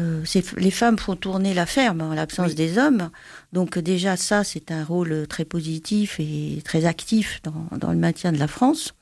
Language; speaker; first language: French; native; French